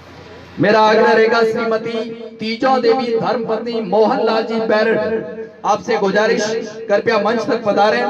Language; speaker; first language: Hindi; native; Hindi